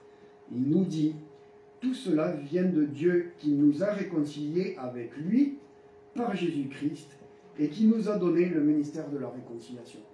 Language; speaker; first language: French; native; French